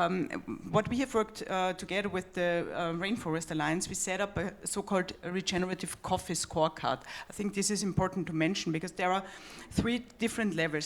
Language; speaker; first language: English; non-native, fluent; German